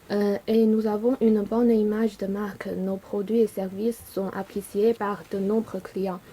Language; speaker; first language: French; non-native, learner; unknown